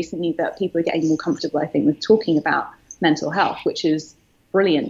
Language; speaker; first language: English; native; English